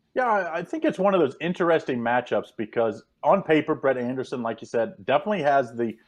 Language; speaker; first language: English; native; English